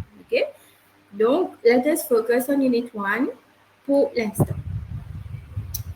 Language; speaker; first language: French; non-native, local second language; Morisyen